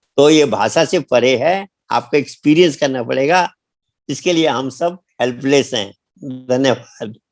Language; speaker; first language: Hindi; native; Hindi